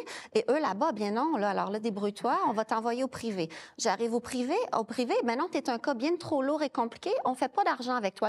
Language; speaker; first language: French; native; French